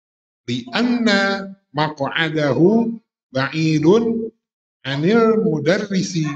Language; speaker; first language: Arabic; non-native, fluent; Indonesian